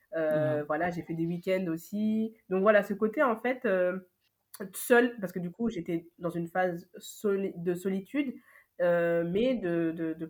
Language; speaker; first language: French; native; French